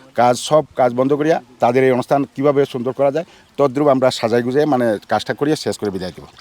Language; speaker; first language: Bangla; non-native, local second language; Manipuri